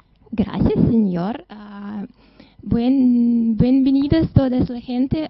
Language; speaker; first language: Spanish; non-native, learner; Russian